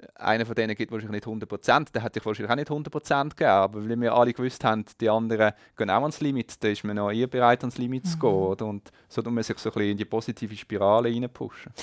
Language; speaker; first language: German; native; German